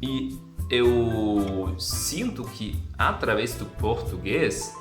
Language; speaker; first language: Portuguese; non-native, fluent; German